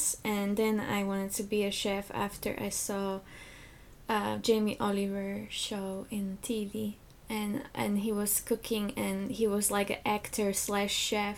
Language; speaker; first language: English; non-native, fluent; Slovak